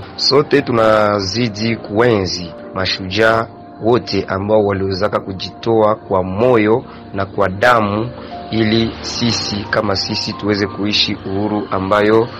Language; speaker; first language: Swahili; native; Swahili